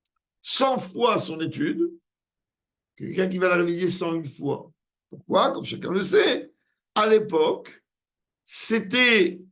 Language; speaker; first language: French; native; French